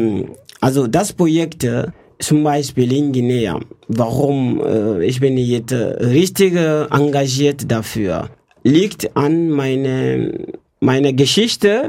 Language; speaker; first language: German; non-native, learner; French